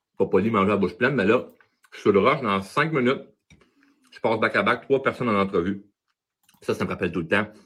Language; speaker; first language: French; native; French